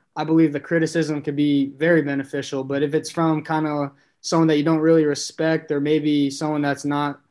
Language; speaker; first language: English; native; English